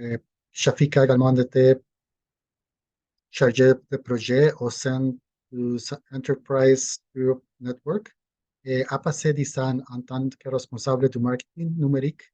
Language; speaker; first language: French; non-native, fluent; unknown